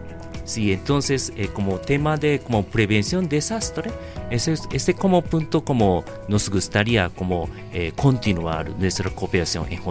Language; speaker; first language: Spanish; non-native, fluent; Japanese